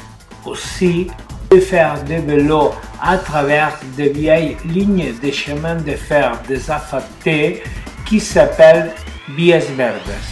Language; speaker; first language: French; non-native, learner; Spanish